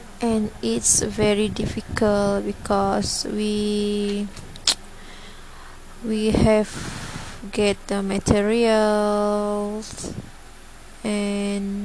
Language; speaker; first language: English; non-native, learner; Malay